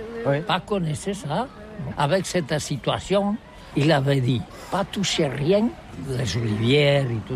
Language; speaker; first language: French; non-native, learner; Catalan